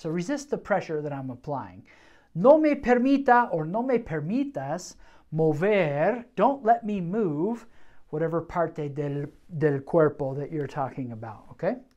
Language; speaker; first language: English; native; English